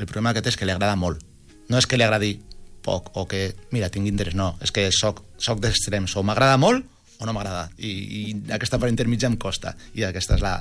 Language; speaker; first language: Catalan; non-native, local second language; Spanish